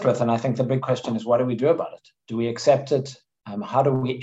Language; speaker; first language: English; native; English